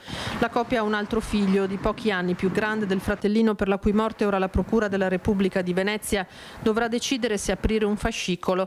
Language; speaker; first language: Italian; native; Italian